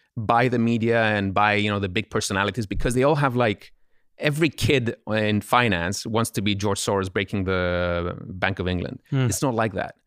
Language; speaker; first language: English; non-native, fluent; Greek